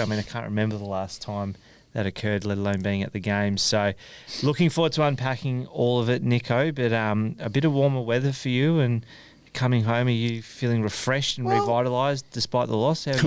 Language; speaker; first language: English; native; English